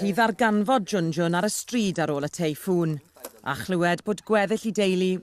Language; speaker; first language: Welsh; native; Welsh